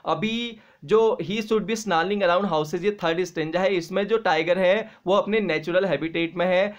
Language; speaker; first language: Hindi; native; Hindi